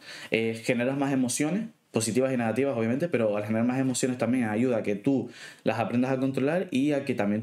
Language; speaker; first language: Spanish; native; Spanish